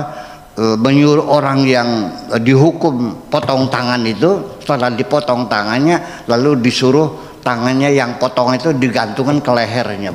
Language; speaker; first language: Indonesian; native; Indonesian